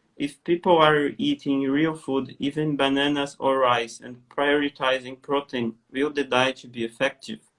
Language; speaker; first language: English; non-native, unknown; Portuguese